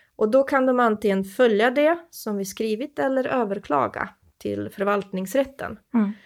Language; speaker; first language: Swedish; non-native, fluent; Croatian